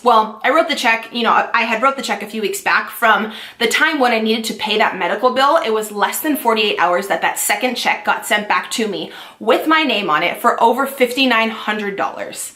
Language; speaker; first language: English; native; English